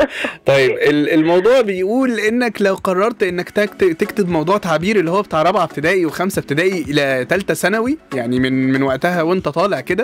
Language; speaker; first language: Arabic; native; Arabic